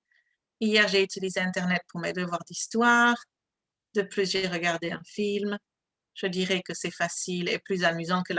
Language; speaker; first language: French; non-native, fluent; English